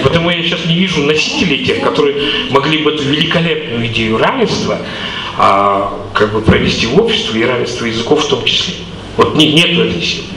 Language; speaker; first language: Russian; native; Russian